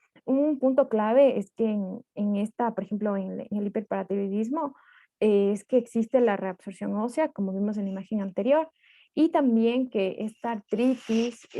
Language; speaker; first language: Spanish; native; Spanish